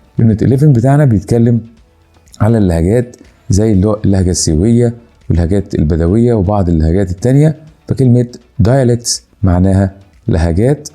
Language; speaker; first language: Egyptian Arabic; native; Egyptian Arabic